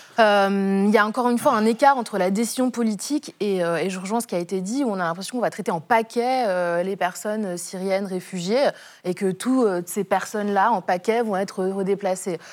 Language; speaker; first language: French; native; French